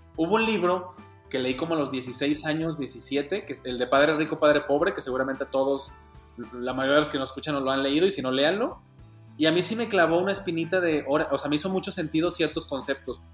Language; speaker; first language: Spanish; native; Spanish